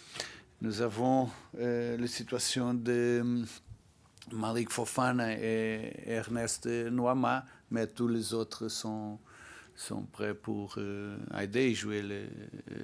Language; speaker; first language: French; non-native, fluent; Portuguese